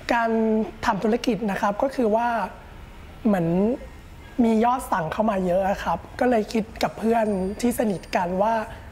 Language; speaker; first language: Thai; native; Thai